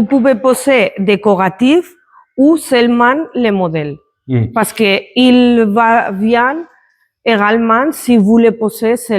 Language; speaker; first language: French; non-native, learner; Spanish